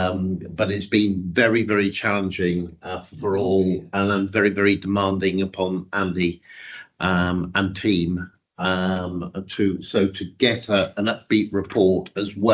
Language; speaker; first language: English; native; English